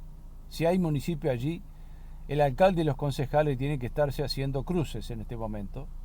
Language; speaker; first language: Spanish; native; Spanish